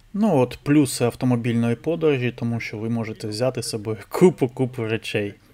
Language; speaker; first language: Ukrainian; non-native, local second language; Russian